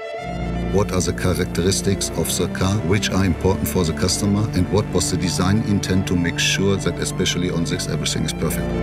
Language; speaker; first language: English; non-native, fluent; German